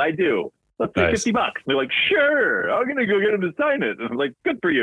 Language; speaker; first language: English; native; English